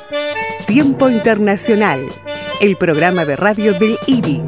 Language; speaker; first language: Spanish; native; Spanish